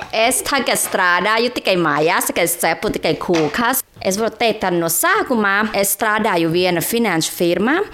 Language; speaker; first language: Latvian; non-native, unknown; Thai